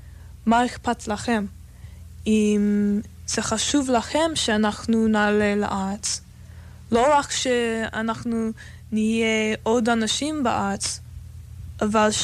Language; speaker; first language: Hebrew; non-native, fluent; English